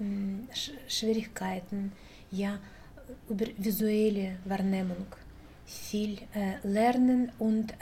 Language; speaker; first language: German; non-native, fluent; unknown